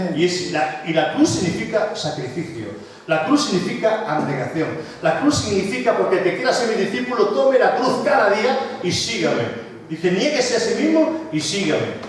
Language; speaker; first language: Spanish; native; Spanish